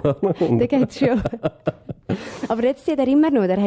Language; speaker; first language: German; native; German